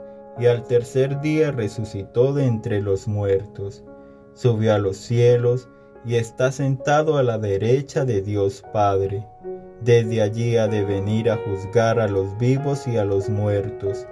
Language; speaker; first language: Spanish; native; Spanish